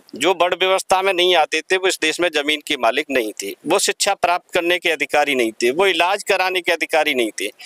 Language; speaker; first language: Hindi; native; Hindi